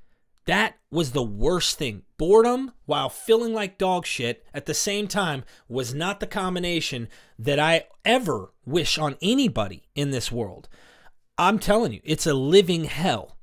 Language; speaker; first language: English; native; English